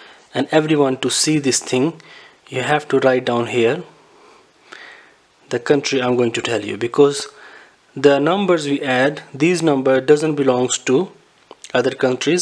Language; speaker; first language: English; non-native, fluent; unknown